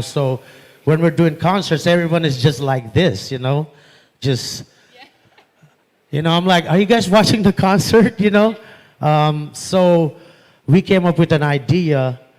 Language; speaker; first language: English; non-native, local second language; Pampanga